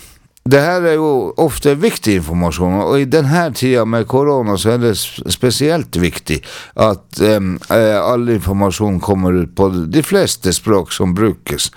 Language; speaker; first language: Norwegian; non-native, local second language; Northern Sami